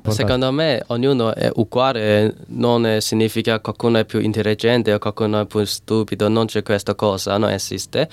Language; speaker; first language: Italian; non-native, learner; Cantonese